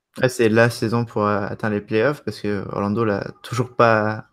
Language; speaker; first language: French; native; French